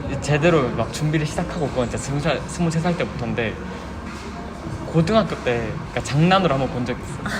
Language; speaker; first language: Korean; non-native, fluent; Thai